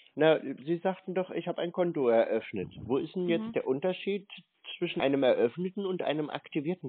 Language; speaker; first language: German; native; German